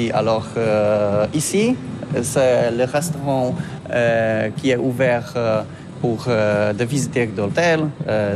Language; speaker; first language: French; non-native, learner; Polish